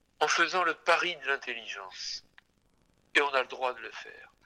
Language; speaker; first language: French; native; French